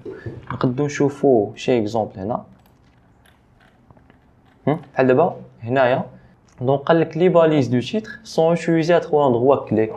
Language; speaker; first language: Arabic; native; Arabic